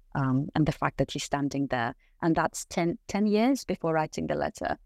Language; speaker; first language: English; non-native, fluent; Greek